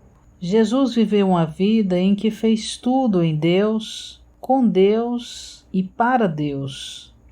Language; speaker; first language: Portuguese; native; Portuguese